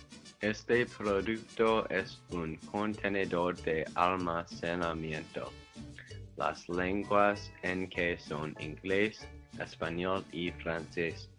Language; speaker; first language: Spanish; non-native, learner; English